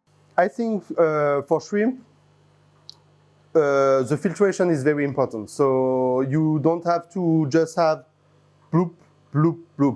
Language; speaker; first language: English; non-native, fluent; French